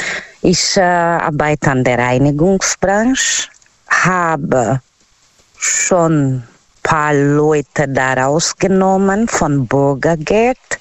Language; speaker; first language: German; non-native, learner; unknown